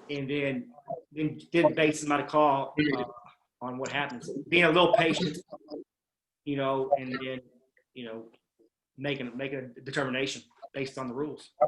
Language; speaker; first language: English; native; English